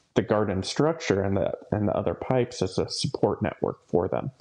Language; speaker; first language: English; native; English